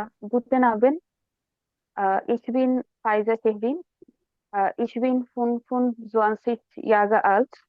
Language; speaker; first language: German; non-native, learner; Bangla